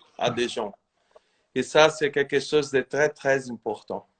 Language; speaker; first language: French; non-native, fluent; Portuguese